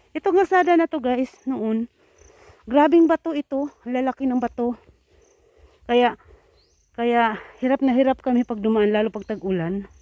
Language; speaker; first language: Filipino; non-native, local second language; Cebuano